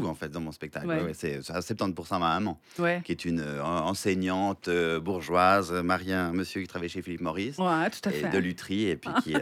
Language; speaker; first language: French; native; French